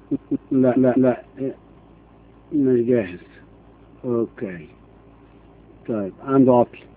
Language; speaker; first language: Arabic; native; Arabic